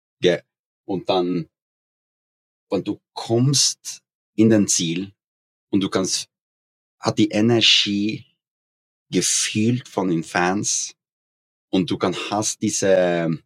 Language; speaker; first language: German; non-native, learner; Norwegian